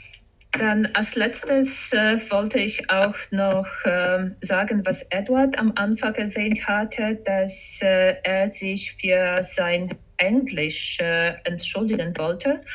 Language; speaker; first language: German; non-native, fluent; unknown